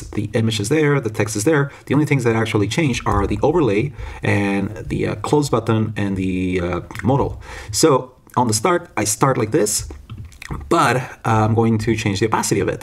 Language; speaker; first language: English; non-native, fluent; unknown